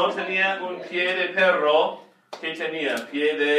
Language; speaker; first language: Spanish; non-native, fluent; English